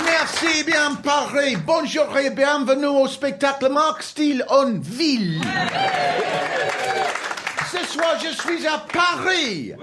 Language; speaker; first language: French; non-native, learner; English